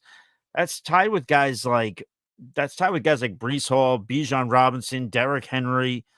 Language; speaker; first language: English; native; English